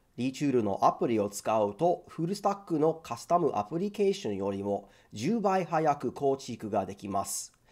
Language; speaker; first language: Japanese; non-native, fluent; English